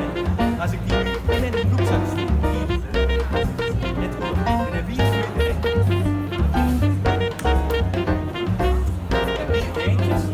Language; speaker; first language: Dutch; native; Dutch